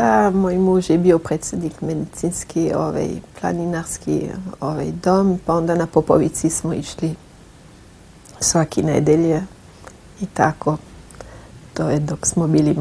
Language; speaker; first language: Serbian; non-native, fluent; French